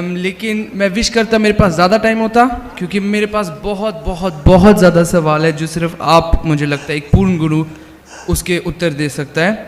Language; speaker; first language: Hindi; early bilingual, heritage; Hindi